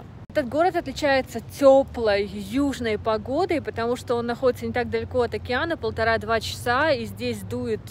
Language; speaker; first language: Russian; native; Russian